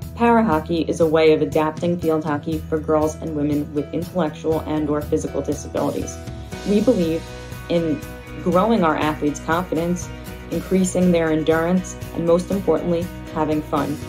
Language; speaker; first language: English; native; English